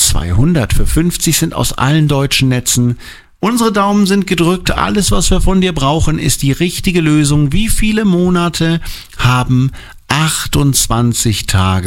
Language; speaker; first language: German; native; German